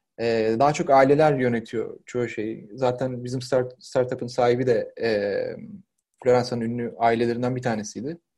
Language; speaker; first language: Turkish; native; Turkish